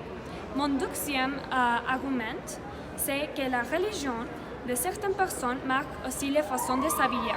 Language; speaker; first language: French; non-native, learner; Spanish